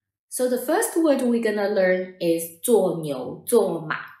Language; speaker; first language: English; non-native, fluent; Chinese